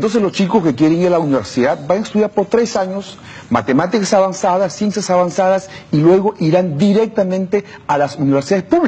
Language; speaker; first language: Spanish; non-native, local second language; Shipibo-Conibo